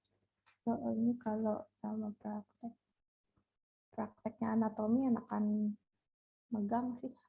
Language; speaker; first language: Indonesian; native; Indonesian